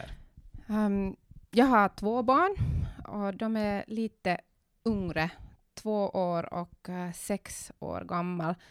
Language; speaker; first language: Swedish; non-native, local second language; Finnish